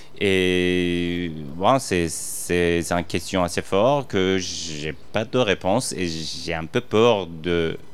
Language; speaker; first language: French; non-native, fluent; Persian